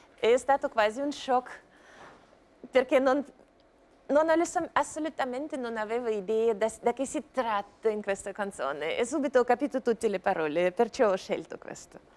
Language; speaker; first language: Italian; non-native, learner; Russian